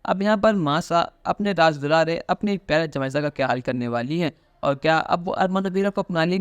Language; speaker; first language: Hindi; native; Hindi